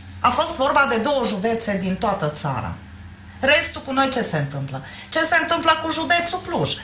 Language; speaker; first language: Romanian; non-native, local second language; Hungarian